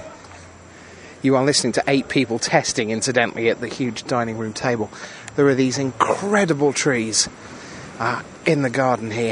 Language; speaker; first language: English; native; English